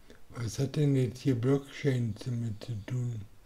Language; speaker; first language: German; native; German